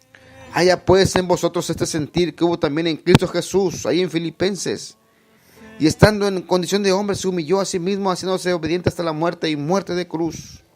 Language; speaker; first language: Spanish; native; Spanish